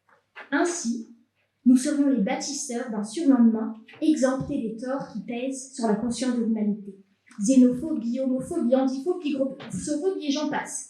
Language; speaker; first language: French; native; French